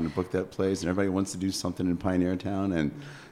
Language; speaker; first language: English; native; English